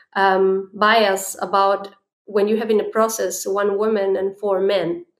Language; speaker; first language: English; non-native, fluent; Spanish